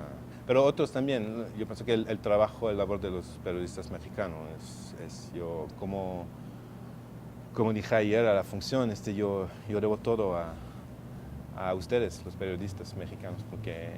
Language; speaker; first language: Spanish; non-native, fluent; French